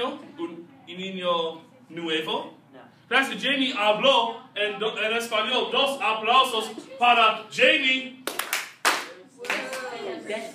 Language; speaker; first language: Spanish; non-native, fluent; English